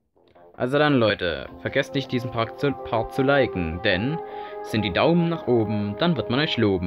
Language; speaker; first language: German; native; German